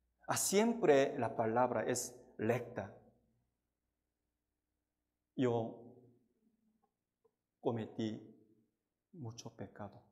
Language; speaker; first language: Spanish; non-native, fluent; Korean